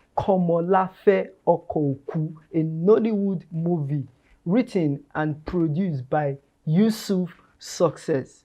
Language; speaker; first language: English; non-native, local second language; Yoruba